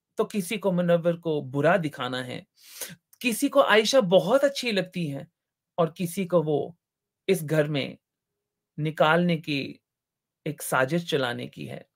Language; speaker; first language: Hindi; native; Hindi